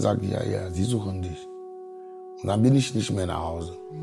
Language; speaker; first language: German; non-native, fluent; Ewe